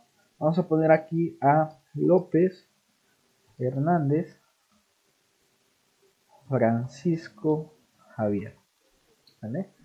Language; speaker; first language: Spanish; native; Spanish